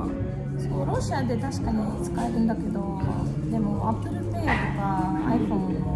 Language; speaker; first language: Japanese; non-native, fluent; Russian